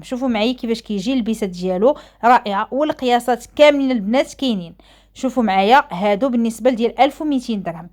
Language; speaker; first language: Arabic; native; Arabic